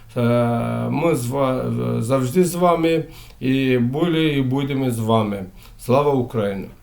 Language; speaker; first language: Ukrainian; non-native, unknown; Azerbaijani